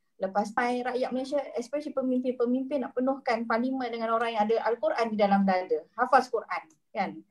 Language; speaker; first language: Malay; native; Malay